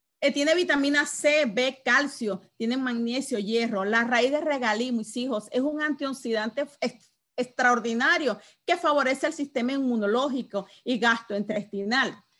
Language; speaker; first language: Spanish; native; Spanish